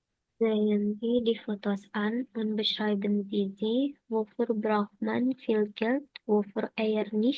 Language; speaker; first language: German; non-native, learner; Indonesian